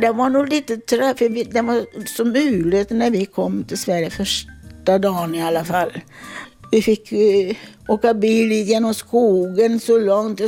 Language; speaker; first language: Swedish; non-native, fluent; Italian